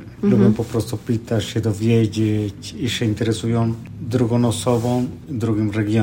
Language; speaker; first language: Polish; non-native, fluent; Spanish